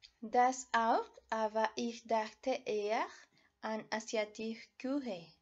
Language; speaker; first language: German; non-native, learner; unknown